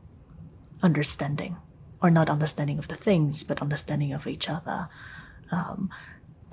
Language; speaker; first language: English; non-native, fluent; Chinese